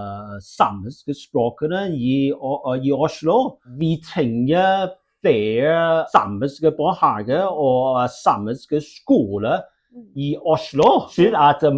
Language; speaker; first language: Norwegian; non-native, learner; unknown